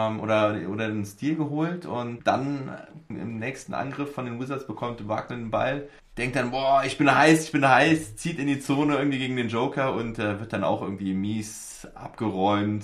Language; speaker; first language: German; native; German